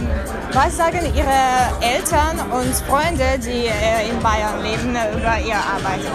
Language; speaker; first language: German; non-native, learner; Russian